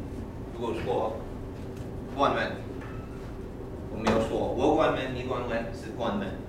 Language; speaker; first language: Chinese; non-native, learner; English